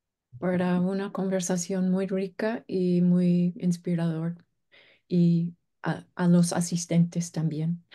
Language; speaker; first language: Spanish; non-native, fluent; English